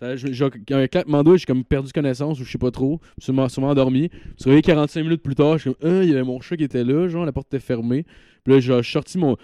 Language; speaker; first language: French; native; French